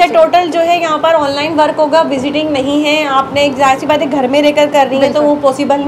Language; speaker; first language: Urdu; native; Urdu